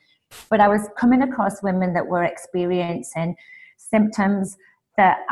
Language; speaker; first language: English; native; English